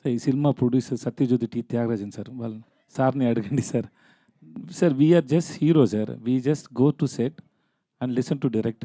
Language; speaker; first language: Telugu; non-native, learner; Tamil